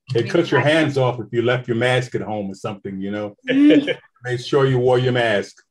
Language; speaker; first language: English; native; English